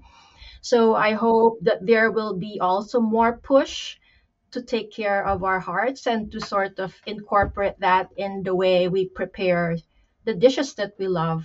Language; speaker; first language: English; non-native, local second language; Pampanga